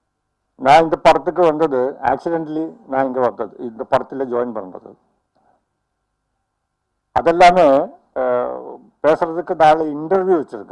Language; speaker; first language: Tamil; non-native, fluent; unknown